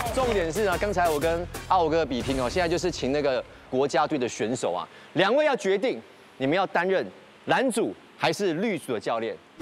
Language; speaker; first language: Chinese; native; Chinese